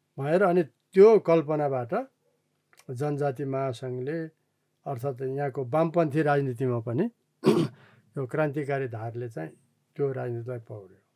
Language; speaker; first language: Nepali; non-native, local second language; Eastern Tamang